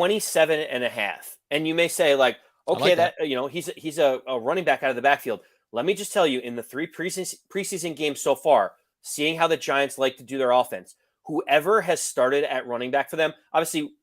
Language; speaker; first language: English; native; English